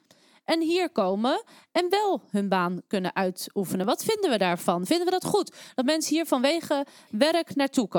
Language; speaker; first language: Dutch; native; Dutch